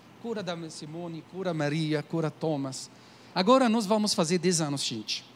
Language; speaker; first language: Portuguese; non-native, learner; Arabic